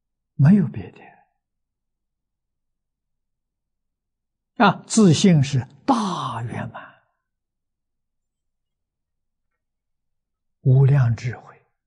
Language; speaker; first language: Chinese; native; Chinese